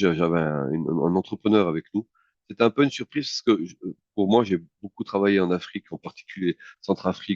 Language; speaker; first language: French; native; French